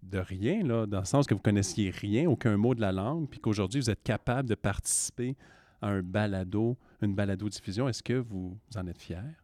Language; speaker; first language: French; native; French